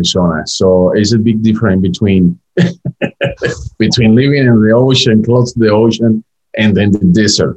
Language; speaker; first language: English; non-native, fluent; Spanish